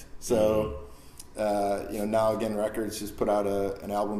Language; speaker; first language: English; native; English